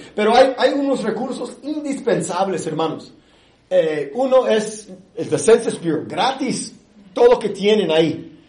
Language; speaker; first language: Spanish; early bilingual, heritage; English